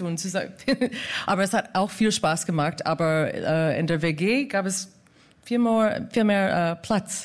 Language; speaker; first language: German; non-native, fluent; English